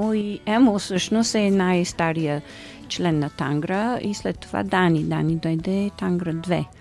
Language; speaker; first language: Bulgarian; early bilingual, heritage; Bulgarian